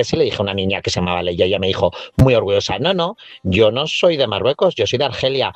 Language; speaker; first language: Spanish; native; Spanish